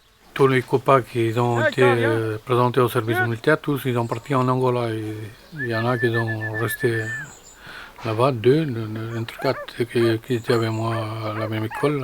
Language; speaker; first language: French; non-native, fluent; Portuguese